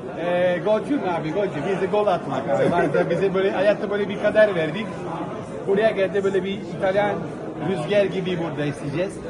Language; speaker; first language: Turkish; non-native, fluent; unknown